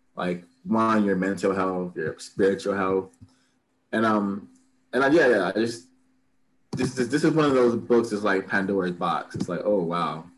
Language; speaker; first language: English; native; English